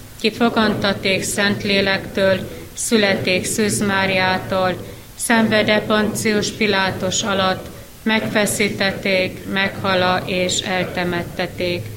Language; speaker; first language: Hungarian; native; Hungarian